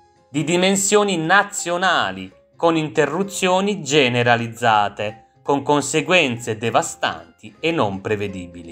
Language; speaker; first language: Italian; native; Italian